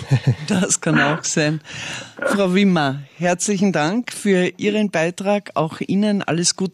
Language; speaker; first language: German; native; German